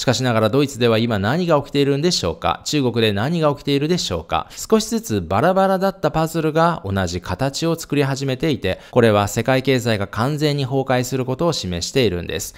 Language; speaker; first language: Japanese; native; Japanese